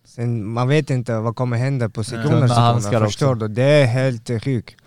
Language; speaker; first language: Swedish; non-native, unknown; Persian